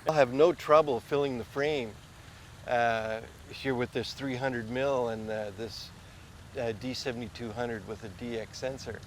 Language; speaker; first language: English; native; English